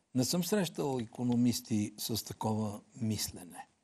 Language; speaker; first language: Bulgarian; native; Bulgarian